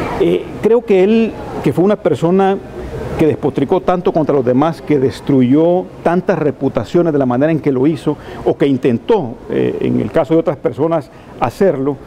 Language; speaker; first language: Spanish; native; Spanish